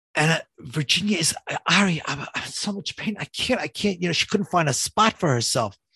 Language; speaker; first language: English; native; English